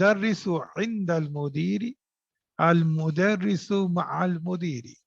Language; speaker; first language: Arabic; non-native, fluent; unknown